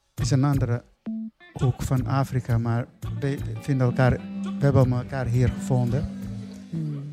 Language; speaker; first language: Dutch; non-native, fluent; Portuguese